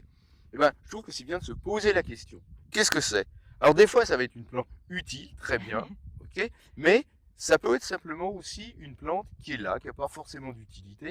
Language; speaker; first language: French; native; French